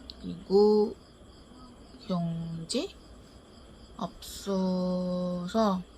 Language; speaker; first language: Korean; non-native, learner; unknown